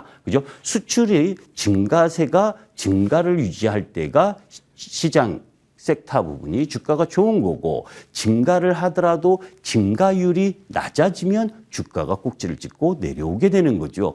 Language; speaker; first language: Korean; native; Korean